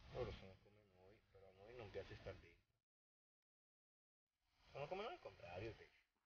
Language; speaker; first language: Italian; native; Italian